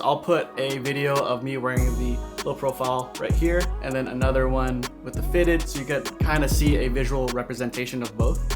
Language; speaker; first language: English; native; English